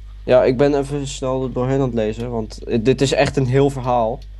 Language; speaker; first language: Dutch; native; Dutch